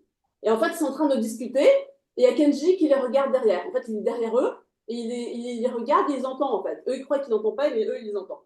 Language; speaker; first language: French; native; French